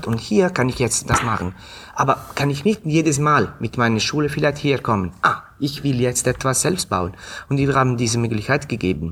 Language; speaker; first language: German; non-native, fluent; Italian